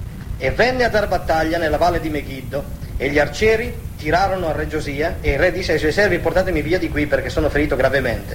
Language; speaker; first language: Italian; native; Italian